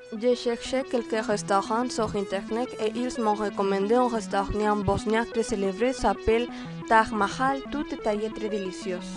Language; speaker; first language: French; non-native, learner; Spanish